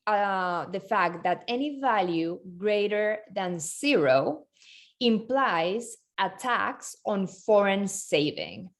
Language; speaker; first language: English; non-native, fluent; Spanish